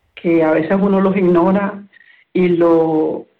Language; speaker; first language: Spanish; native; Spanish